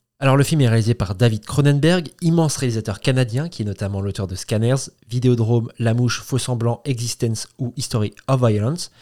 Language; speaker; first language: French; native; French